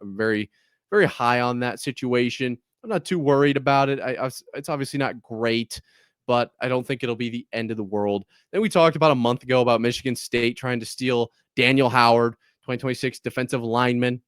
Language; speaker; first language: English; native; English